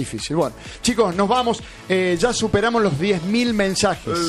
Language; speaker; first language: Spanish; native; Spanish